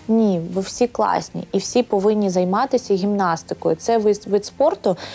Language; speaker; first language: Ukrainian; native; Ukrainian